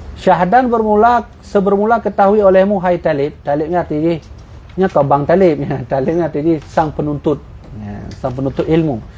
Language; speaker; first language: Malay; non-native, local second language; Achinese